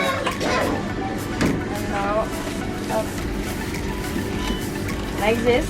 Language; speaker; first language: English; non-native, learner; French